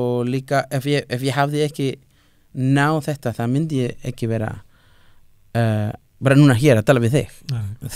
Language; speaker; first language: Icelandic; non-native, fluent; Spanish